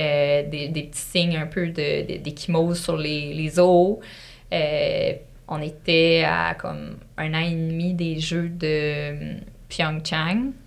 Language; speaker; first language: French; native; French